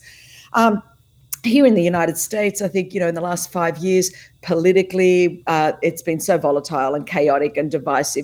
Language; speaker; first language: English; non-native, local second language; Greek